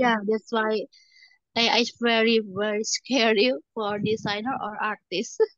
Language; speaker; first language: English; non-native, learner; Indonesian